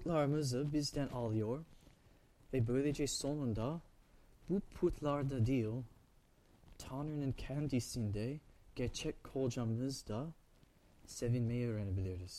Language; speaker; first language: Turkish; non-native, fluent; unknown